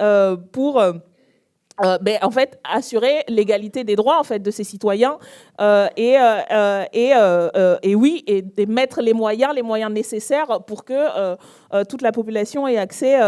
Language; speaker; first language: French; native; French